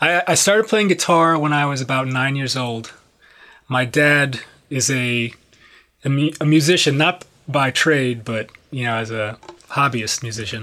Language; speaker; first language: English; native; English